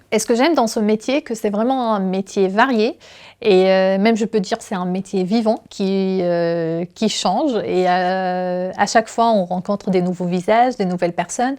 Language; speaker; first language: French; non-native, fluent; Arabic